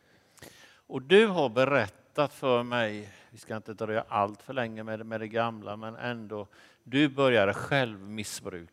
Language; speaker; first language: Swedish; native; Swedish